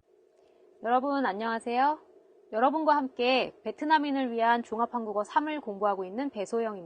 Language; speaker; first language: Korean; native; Korean